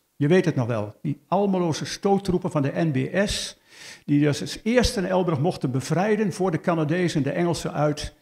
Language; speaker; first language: Dutch; native; Dutch